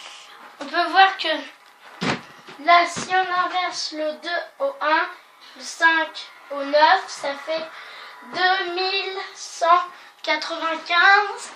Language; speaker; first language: French; native; French